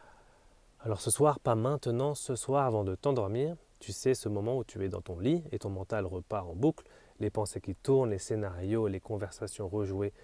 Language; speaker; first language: French; native; French